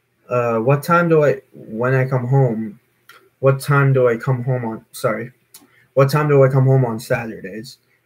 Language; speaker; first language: English; native; English